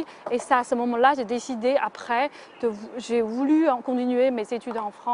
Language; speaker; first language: French; non-native, fluent; Chinese